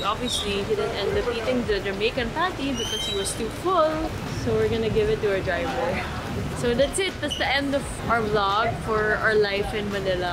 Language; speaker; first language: English; non-native, local second language; Filipino